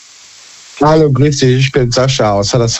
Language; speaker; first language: German; non-native, local second language; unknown